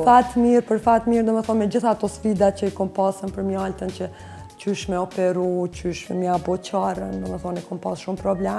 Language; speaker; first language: Albanian; native; Albanian